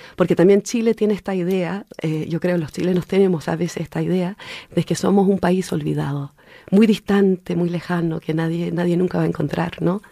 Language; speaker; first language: Spanish; early bilingual, heritage; Spanish